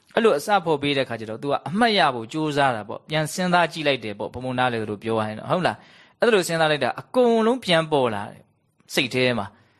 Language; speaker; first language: Burmese; native; Burmese